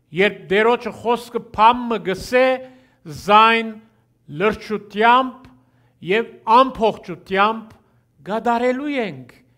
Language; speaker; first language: Armenian; early bilingual, heritage; Armenian